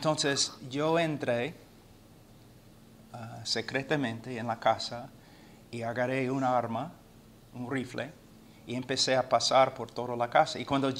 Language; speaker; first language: Spanish; non-native, fluent; English